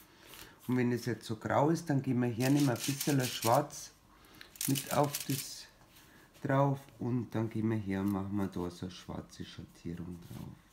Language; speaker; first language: German; native; German